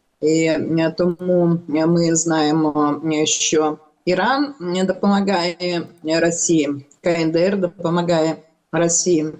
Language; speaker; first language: Ukrainian; non-native, local second language; Russian